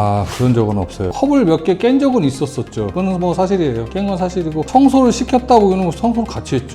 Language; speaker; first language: Korean; native; Korean